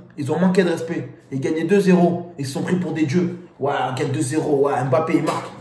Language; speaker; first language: French; native; French